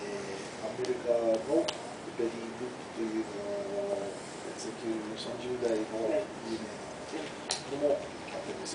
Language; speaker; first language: Japanese; non-native, fluent; English